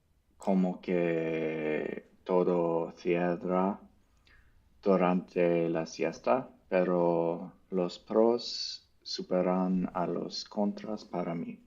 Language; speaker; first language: Spanish; non-native, learner; English